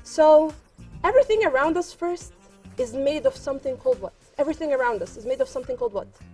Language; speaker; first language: English; non-native, fluent; Arabic